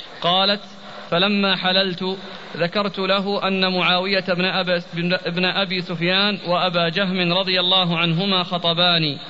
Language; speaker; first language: Arabic; native; Arabic